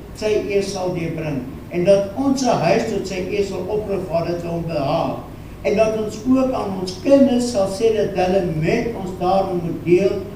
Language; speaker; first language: Afrikaans; non-native, local second language; English